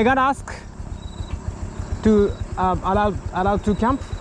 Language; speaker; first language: English; non-native, learner; Japanese